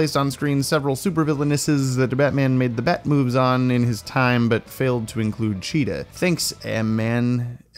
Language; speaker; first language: English; native; English